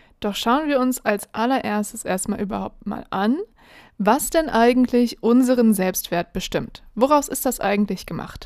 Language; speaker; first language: German; native; German